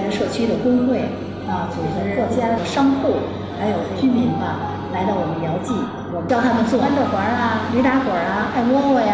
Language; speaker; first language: Chinese; native; Chinese